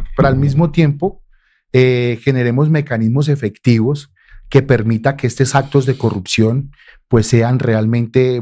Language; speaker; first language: Spanish; native; Spanish